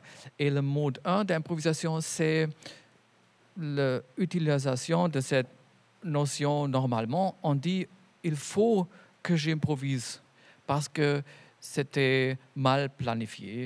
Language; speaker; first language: French; non-native, fluent; German